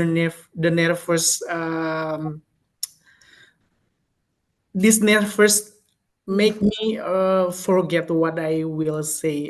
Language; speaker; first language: English; non-native, learner; Indonesian